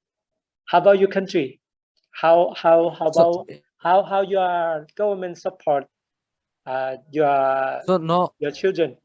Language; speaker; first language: English; non-native, learner; Thai